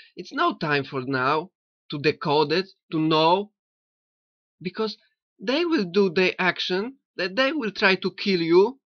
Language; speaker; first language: English; non-native, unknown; Polish